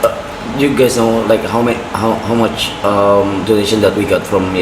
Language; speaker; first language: English; non-native, fluent; Indonesian